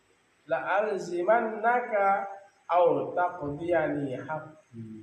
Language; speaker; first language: Arabic; non-native, fluent; Sasak